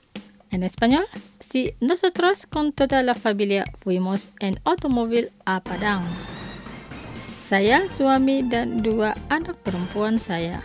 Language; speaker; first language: Spanish; non-native, fluent; Indonesian